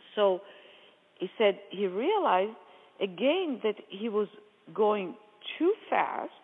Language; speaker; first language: English; non-native, fluent; Hebrew